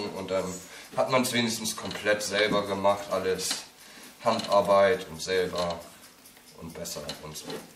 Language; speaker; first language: German; native; German